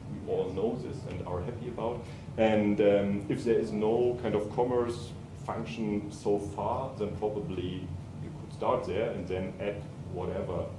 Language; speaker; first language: English; non-native, fluent; German